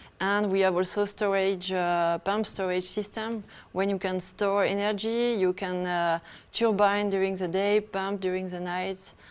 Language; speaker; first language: English; non-native, fluent; French